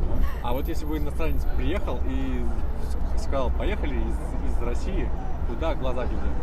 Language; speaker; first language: Russian; native; Russian